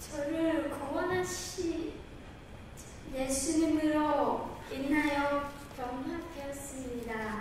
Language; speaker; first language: Korean; non-native, learner; Khmer